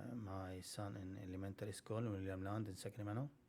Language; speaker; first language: English; non-native, learner; Arabic